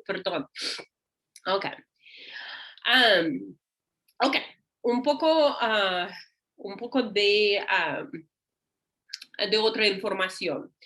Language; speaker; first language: Spanish; non-native, learner; English